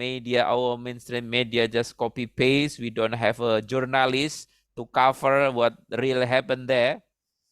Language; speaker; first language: English; non-native, learner; Indonesian